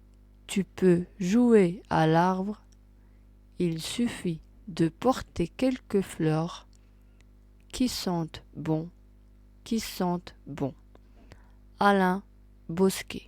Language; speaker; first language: French; non-native, local second language; Arabic